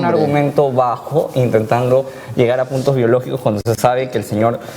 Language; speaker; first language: Spanish; native; Spanish